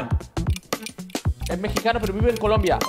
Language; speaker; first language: Spanish; native; Spanish